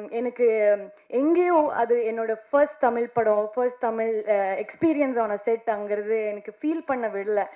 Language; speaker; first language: Tamil; non-native, learner; Kannada